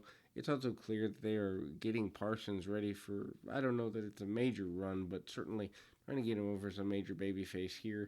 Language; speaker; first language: English; native; English